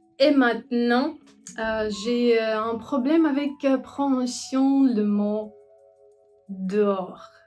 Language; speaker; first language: French; non-native, learner; Russian